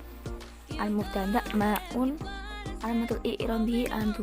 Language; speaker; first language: Arabic; non-native, learner; Indonesian